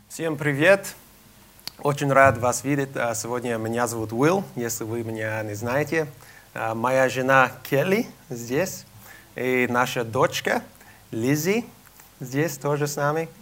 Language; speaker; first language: Russian; non-native, fluent; English